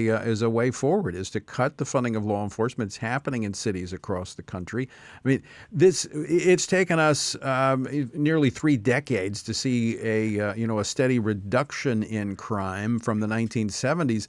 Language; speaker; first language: English; native; English